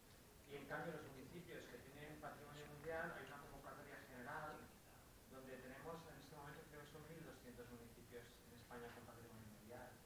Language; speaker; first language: Spanish; native; Spanish